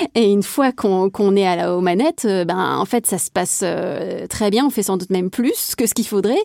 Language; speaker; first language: French; native; French